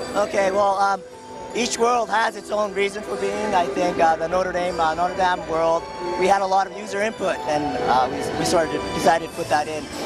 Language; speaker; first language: English; non-native, fluent; Japanese